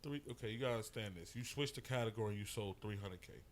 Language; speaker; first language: English; native; English